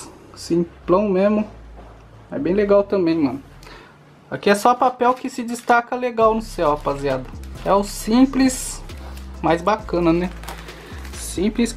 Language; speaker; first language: Portuguese; native; Portuguese